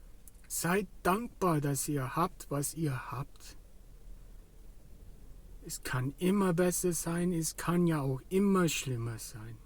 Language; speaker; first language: German; non-native, fluent; English